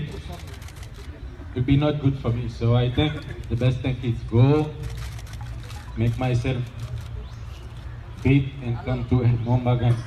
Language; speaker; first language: English; non-native, learner; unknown